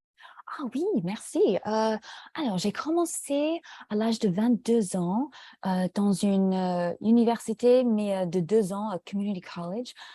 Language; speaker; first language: French; non-native, fluent; English